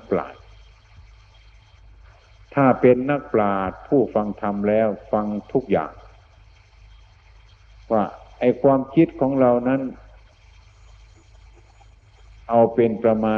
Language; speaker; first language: Thai; native; Thai